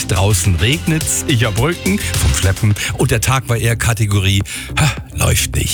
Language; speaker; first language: German; native; German